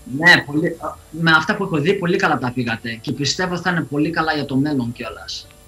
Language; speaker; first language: Greek; early bilingual, other home language; English